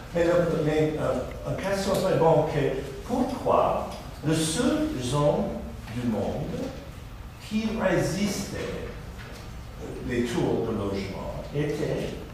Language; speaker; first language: French; non-native, learner; English